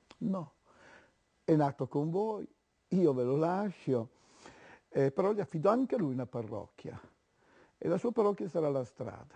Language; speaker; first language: Italian; native; Italian